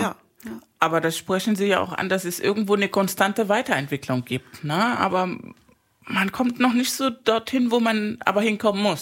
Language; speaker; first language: German; native; German